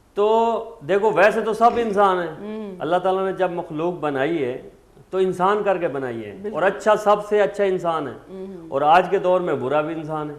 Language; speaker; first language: Urdu; non-native, local second language; Saraiki